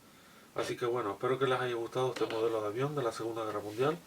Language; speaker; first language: Spanish; native; Spanish